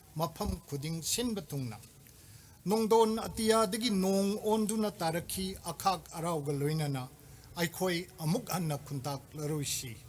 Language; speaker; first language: Manipuri; native; Manipuri